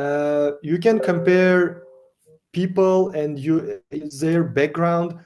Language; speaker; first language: English; non-native, fluent; Uzbek